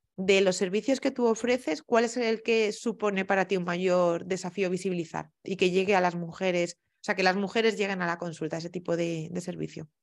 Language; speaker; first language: Spanish; native; Spanish